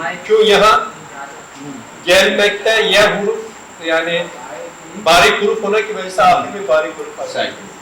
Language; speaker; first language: Hindi; non-native, learner; Turkish